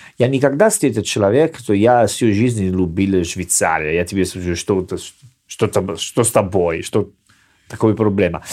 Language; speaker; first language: Russian; non-native, learner; Italian